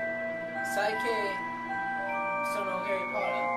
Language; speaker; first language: Italian; non-native, learner; English